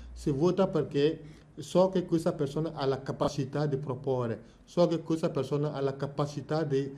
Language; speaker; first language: Italian; non-native, fluent; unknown